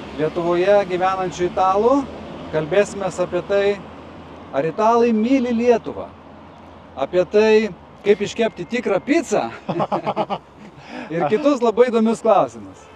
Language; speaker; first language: Lithuanian; native; Lithuanian